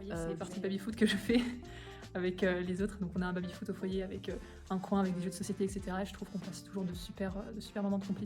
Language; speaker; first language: French; native; French